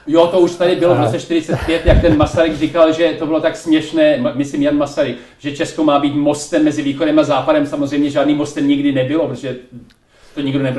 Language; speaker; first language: Czech; native; Czech